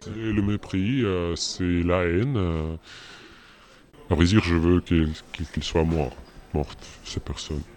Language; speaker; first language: French; non-native, learner; Russian